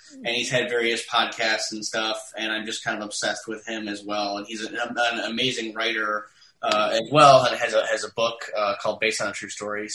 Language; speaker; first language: English; native; English